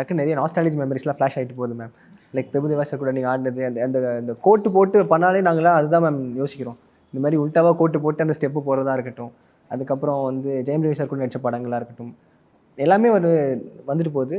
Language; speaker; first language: Tamil; native; Tamil